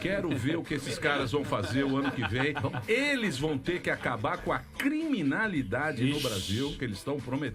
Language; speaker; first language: Portuguese; native; Portuguese